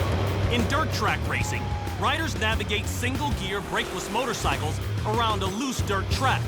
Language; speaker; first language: English; native; English